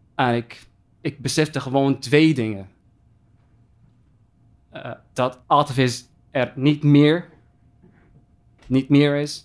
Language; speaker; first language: Dutch; non-native, fluent; Arabic